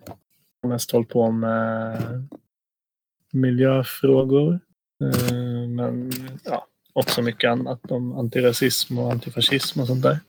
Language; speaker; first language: Swedish; native; Swedish